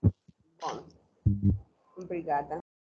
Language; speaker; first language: Portuguese; non-native, learner; Spanish